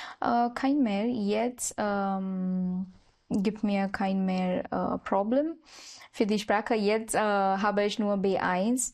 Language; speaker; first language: German; non-native, learner; Marathi